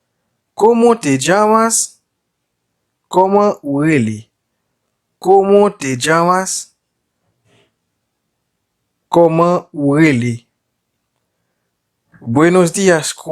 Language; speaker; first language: Spanish; non-native, learner; Haitian Creole